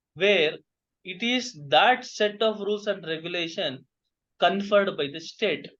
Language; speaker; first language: English; non-native, local second language; Kannada